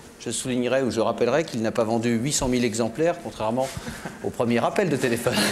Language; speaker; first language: French; native; French